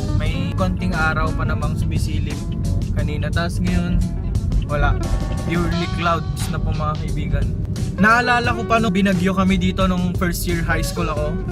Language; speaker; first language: Filipino; non-native, local second language; Iloko